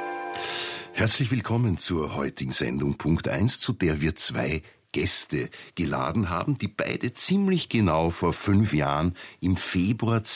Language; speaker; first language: German; native; German